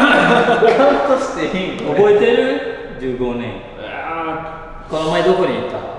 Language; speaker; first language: Japanese; non-native, learner; Indonesian